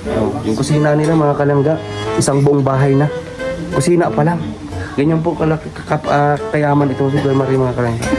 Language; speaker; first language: Filipino; non-native, local second language; Cebuano